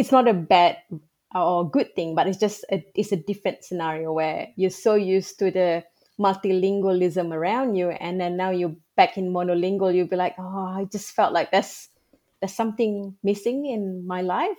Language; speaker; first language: English; non-native, local second language; Malay